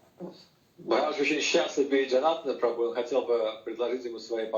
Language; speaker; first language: Russian; native; Russian